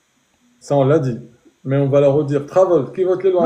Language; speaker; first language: French; native; French